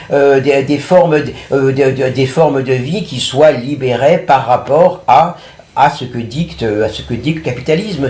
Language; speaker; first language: French; native; French